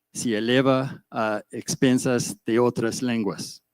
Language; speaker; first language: Spanish; non-native, fluent; English